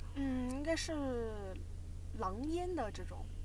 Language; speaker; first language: Chinese; native; Chinese